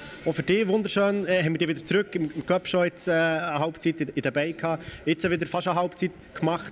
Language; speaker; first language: German; native; German